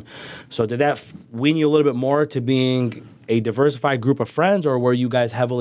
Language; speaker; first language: English; native; English